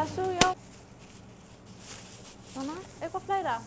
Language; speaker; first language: Icelandic; non-native, learner; Vietnamese